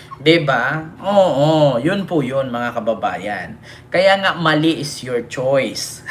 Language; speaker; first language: Filipino; non-native, local second language; Cebuano